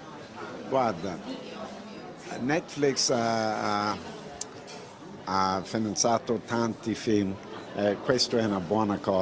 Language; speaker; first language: Italian; non-native, fluent; English